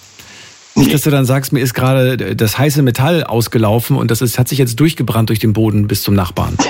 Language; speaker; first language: German; native; German